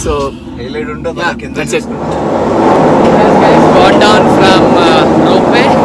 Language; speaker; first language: English; non-native, local second language; Telugu